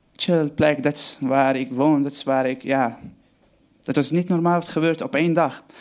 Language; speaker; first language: Dutch; non-native, fluent; Arabic